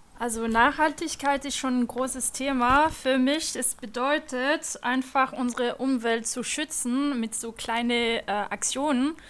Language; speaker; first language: German; non-native, fluent; French